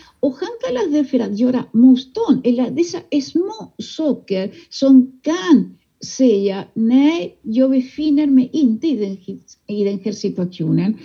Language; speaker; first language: Swedish; non-native, fluent; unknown